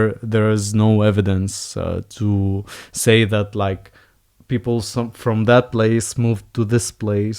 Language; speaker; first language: English; non-native, fluent; Arabic